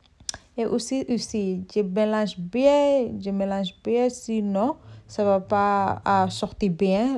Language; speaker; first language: French; non-native, learner; Soninke